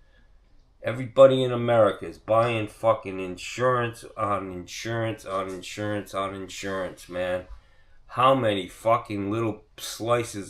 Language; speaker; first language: English; native; English